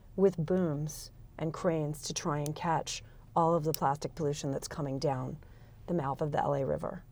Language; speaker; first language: English; native; English